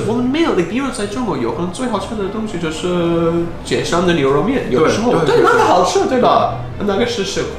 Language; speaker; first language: Chinese; non-native, fluent; English